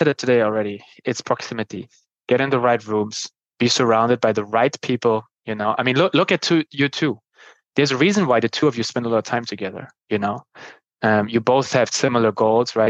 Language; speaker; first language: English; non-native, fluent; German